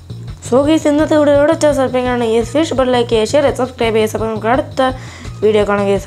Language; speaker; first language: Malayalam; native; Malayalam